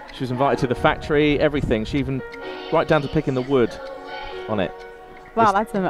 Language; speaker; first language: English; native; English